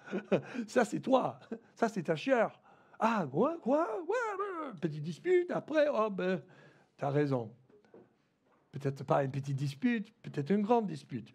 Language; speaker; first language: French; non-native, fluent; English